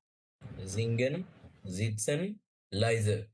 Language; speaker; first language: German; non-native, learner; Bangla